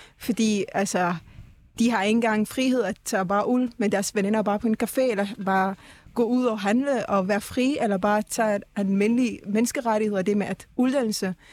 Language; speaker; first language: Danish; early bilingual, other home language; Persian